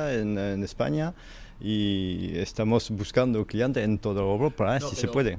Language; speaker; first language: Spanish; non-native, fluent; French